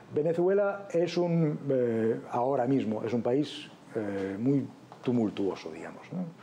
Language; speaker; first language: Spanish; non-native, fluent; Polish